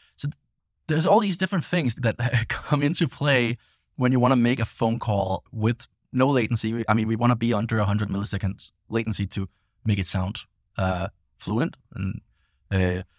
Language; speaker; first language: English; non-native, fluent; Danish